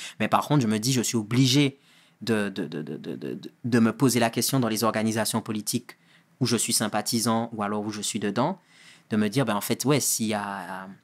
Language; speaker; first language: French; native; French